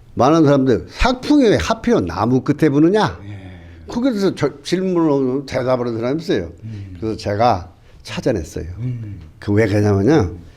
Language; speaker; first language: Korean; native; Korean